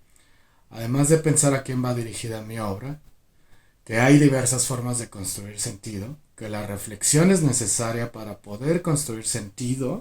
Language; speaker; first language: Spanish; native; Spanish